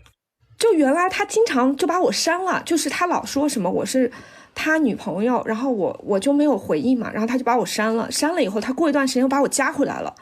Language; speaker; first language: Chinese; native; Chinese